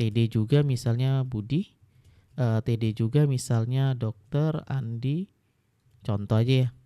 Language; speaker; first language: Indonesian; native; Indonesian